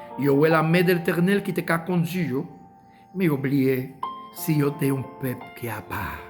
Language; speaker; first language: Haitian Creole; non-native, fluent; Spanish